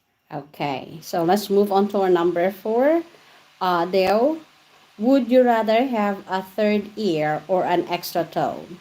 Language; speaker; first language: English; non-native, local second language; Filipino